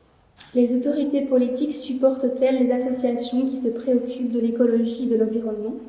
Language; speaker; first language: French; native; French